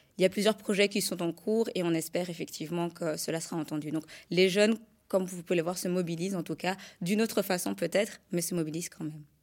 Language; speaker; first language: French; native; French